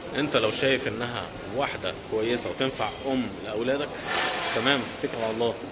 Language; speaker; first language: Arabic; native; Arabic